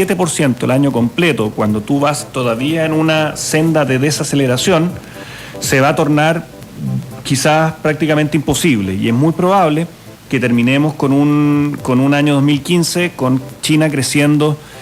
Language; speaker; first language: Spanish; native; Spanish